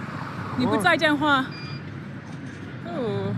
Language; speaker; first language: Chinese; non-native, learner; English